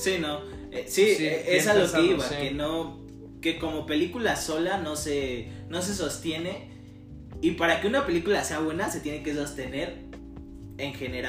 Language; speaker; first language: Spanish; native; Spanish